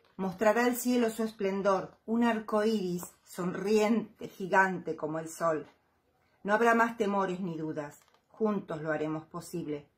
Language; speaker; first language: Spanish; native; Spanish